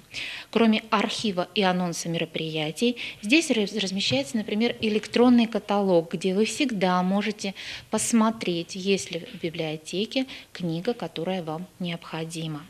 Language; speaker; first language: Russian; native; Russian